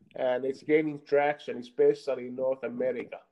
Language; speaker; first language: English; non-native, fluent; Finnish